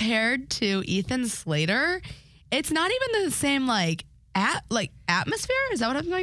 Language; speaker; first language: English; native; English